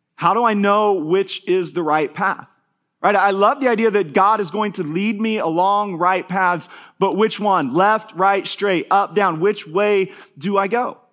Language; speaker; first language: English; native; English